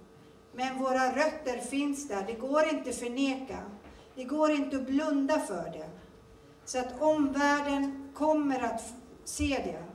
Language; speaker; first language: Swedish; early bilingual, other home language; Turoyo